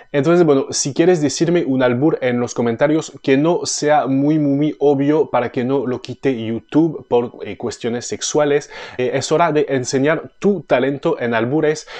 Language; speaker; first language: Spanish; non-native, fluent; French